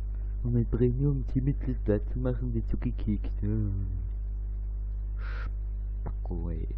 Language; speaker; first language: German; native; German